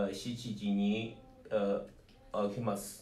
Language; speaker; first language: Japanese; non-native, learner; Chinese